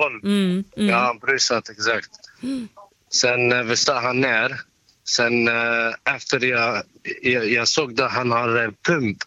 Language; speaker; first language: Swedish; non-native, learner; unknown